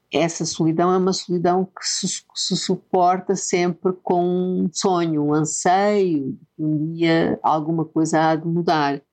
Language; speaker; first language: Portuguese; native; Portuguese